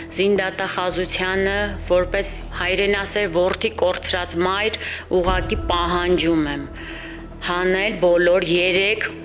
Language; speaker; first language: Armenian; native; Armenian